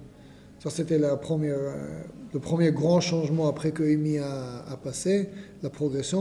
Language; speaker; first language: French; non-native, fluent; Hebrew